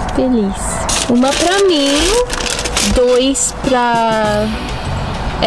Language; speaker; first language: Portuguese; non-native, learner; English